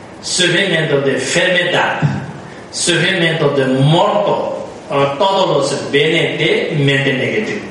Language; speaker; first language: Spanish; non-native, learner; Tibetan